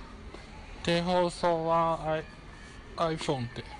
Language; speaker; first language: Japanese; non-native, fluent; Chinese